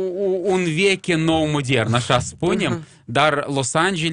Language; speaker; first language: Romanian; non-native, local second language; Russian